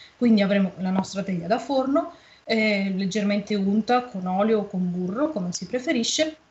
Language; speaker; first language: Italian; native; Italian